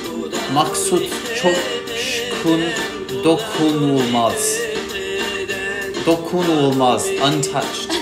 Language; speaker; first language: Turkish; non-native, learner; English